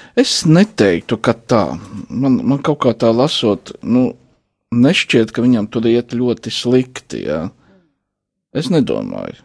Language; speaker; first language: Latvian; native; Latvian